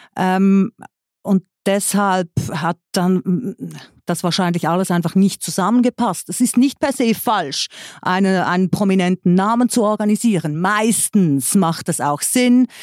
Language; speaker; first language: German; native; German